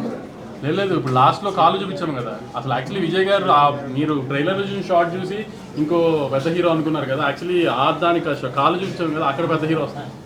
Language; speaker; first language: Telugu; native; Telugu